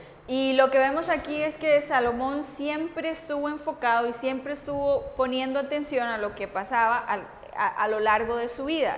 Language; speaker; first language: Spanish; native; Spanish